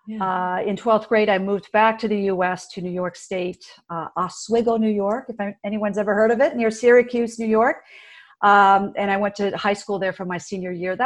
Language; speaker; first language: English; early bilingual, other home language; French